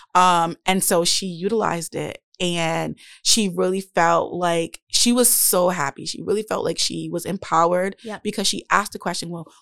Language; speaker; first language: English; native; English